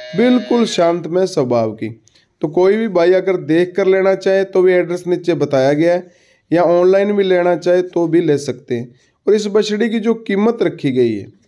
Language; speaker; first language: Hindi; native; Hindi